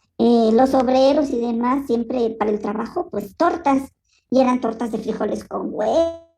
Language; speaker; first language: Spanish; native; Spanish